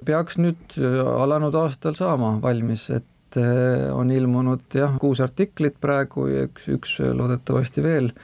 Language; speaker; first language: Estonian; native; Estonian